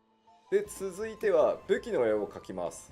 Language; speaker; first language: Japanese; native; Japanese